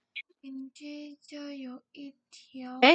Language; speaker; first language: Chinese; non-native, learner; Indonesian